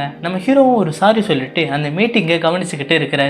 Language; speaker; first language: Tamil; native; Tamil